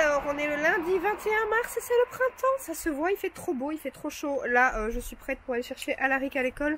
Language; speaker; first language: French; native; French